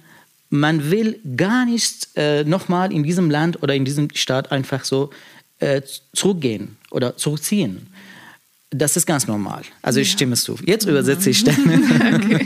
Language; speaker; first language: German; non-native, fluent; Persian